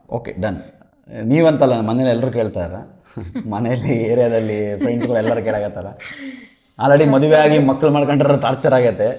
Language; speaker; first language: Kannada; native; Kannada